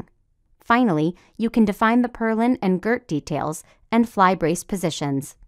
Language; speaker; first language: English; native; English